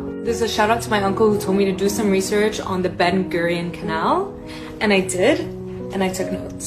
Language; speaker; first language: English; native; English